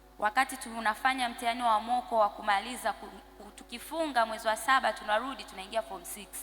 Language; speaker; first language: Swahili; native; Swahili